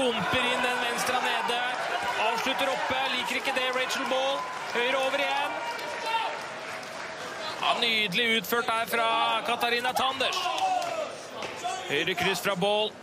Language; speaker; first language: Norwegian; native; Norwegian